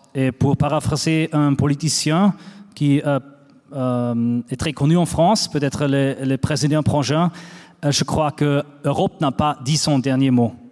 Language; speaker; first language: French; non-native, fluent; German